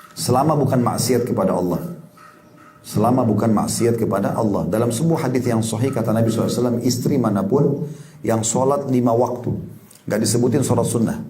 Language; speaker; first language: Indonesian; native; Indonesian